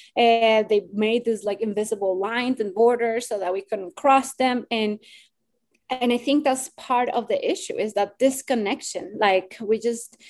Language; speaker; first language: English; non-native, fluent; Spanish